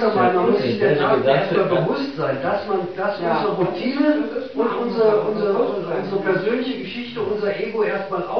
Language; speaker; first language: German; native; German